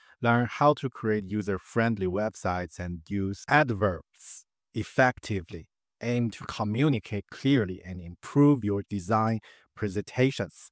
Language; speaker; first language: English; non-native, fluent; Chinese